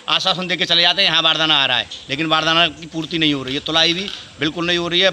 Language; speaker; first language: Hindi; native; Hindi